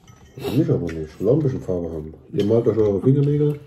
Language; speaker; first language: German; native; German